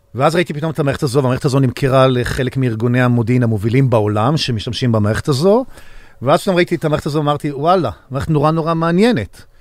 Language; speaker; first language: Hebrew; native; Hebrew